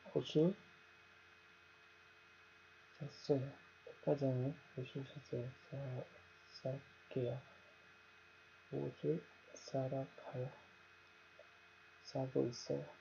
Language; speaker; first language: Korean; non-native, learner; Nepali